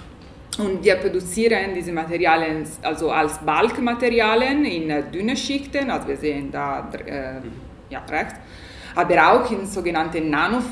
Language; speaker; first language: German; non-native, learner; Italian